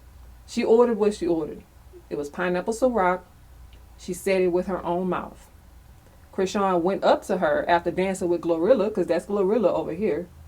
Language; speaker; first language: English; native; English